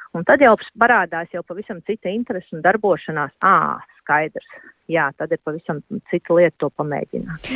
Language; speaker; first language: Latvian; native; Latvian